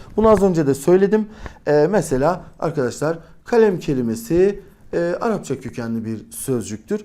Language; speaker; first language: Turkish; native; Turkish